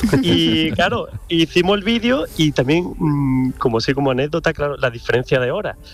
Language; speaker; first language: Spanish; native; Spanish